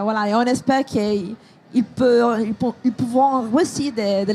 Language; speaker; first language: French; non-native, fluent; Italian